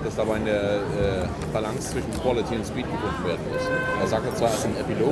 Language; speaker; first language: German; native; German